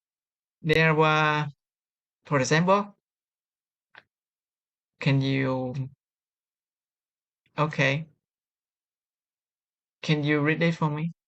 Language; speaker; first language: English; non-native, learner; Vietnamese